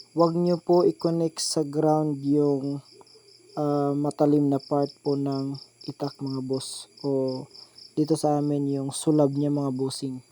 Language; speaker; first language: Filipino; non-native, local second language; Cebuano